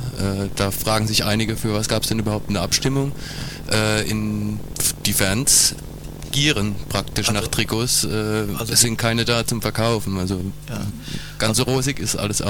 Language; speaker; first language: German; native; German